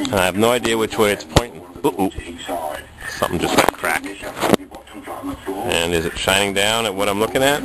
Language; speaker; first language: English; native; English